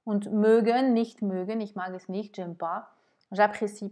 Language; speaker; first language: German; non-native, fluent; French